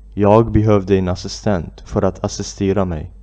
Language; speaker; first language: Swedish; non-native, fluent; Arabic